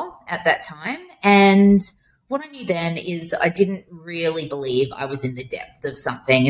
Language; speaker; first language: English; native; English